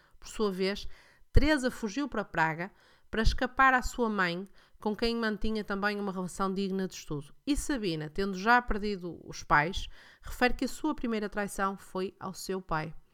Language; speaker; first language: Portuguese; native; Portuguese